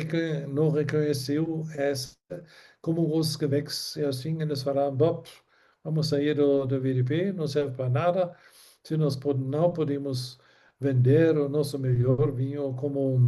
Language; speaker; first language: Portuguese; non-native, fluent; German